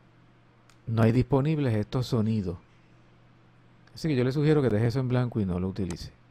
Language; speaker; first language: Spanish; native; Spanish